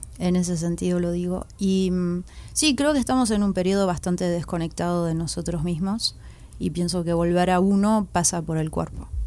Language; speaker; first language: Spanish; early bilingual, heritage; Spanish